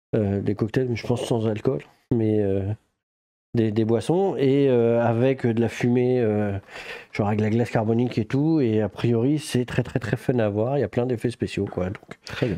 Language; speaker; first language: French; native; French